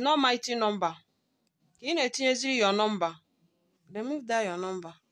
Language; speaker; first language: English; non-native, local second language; Igbo